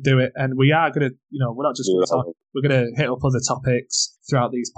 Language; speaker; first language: English; native; English